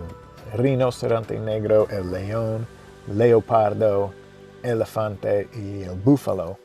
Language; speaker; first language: Spanish; non-native, fluent; English